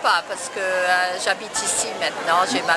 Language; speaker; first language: French; native; French